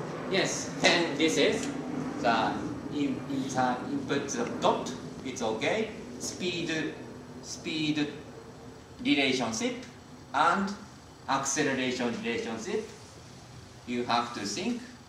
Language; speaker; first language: English; non-native, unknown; Japanese